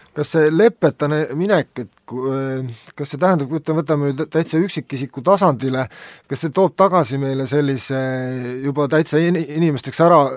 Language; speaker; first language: Estonian; native; Estonian